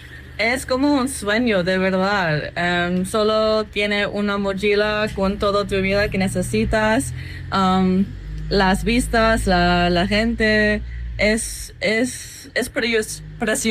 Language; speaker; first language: Spanish; non-native, learner; English